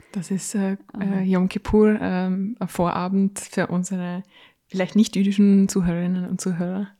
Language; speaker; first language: German; native; German